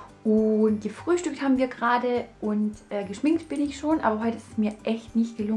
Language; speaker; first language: German; native; German